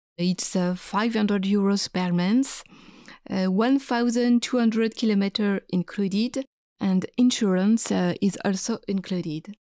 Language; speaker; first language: English; non-native, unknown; French